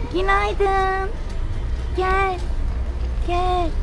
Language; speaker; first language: Turkish; native; Turkish